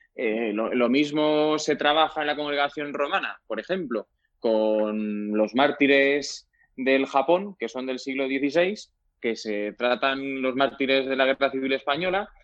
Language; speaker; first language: Spanish; native; Spanish